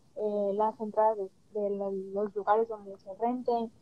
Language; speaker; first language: Spanish; native; Spanish